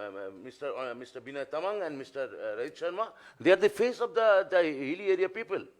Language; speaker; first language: English; non-native, local second language; Bangla